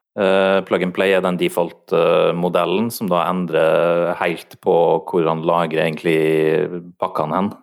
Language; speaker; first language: Norwegian; native; Norwegian